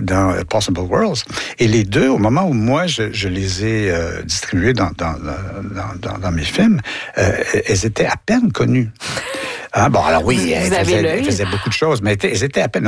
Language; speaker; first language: French; native; French